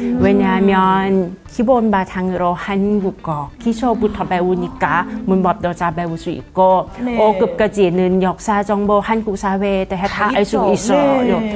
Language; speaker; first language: Korean; non-native, fluent; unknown